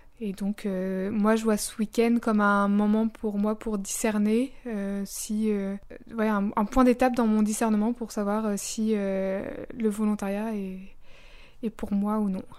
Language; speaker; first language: French; native; French